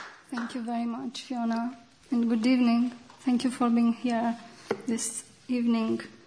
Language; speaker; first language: English; non-native, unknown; Romanian